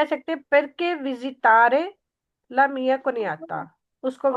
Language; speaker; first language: Italian; non-native, learner; Urdu